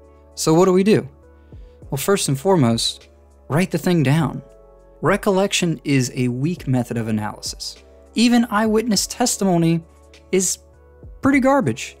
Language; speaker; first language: English; native; English